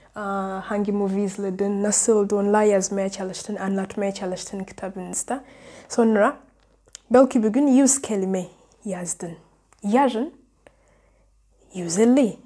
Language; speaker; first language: Turkish; non-native, learner; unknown